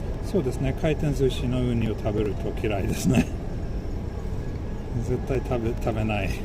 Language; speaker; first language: Japanese; non-native, fluent; Swedish